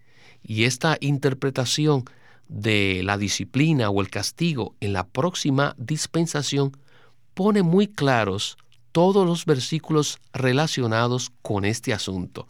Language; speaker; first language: Spanish; native; Spanish